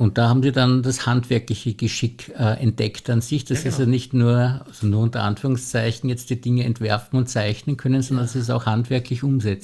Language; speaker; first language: German; native; German